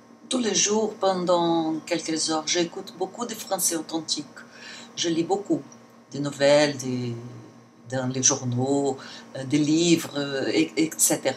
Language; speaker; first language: French; non-native, learner; Portuguese